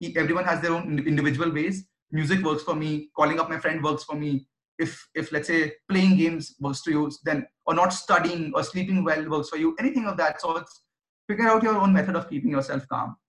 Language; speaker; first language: English; non-native, local second language; Hindi